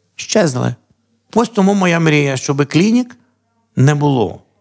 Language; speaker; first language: Ukrainian; native; Ukrainian